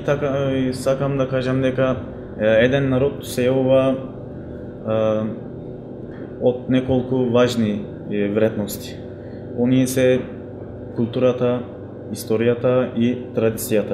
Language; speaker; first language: Macedonian; non-native, fluent; Turkish